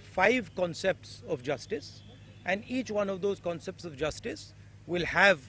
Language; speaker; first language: English; non-native, local second language; Hindi